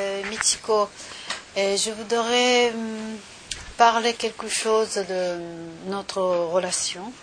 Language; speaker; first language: French; non-native, learner; Japanese